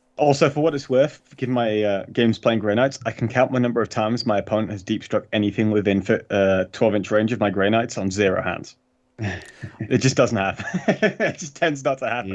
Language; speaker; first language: English; native; English